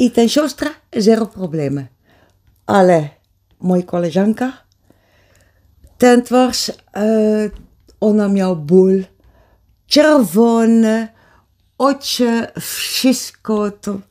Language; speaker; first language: Polish; early bilingual, heritage; Polish